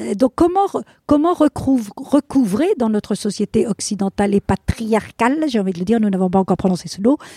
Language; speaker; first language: French; non-native, fluent; Spanish